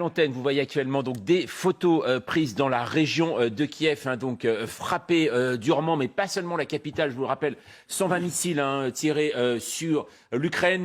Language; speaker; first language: French; native; French